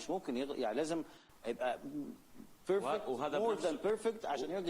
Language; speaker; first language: Arabic; native; Arabic